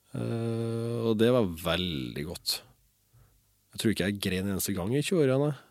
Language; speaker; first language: Norwegian; native; Norwegian